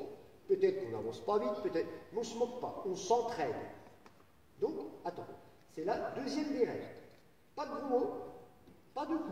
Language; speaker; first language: French; native; French